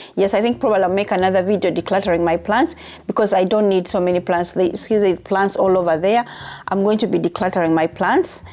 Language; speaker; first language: English; non-native, local second language; Ganda